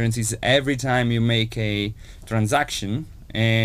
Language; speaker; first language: English; non-native, fluent; Italian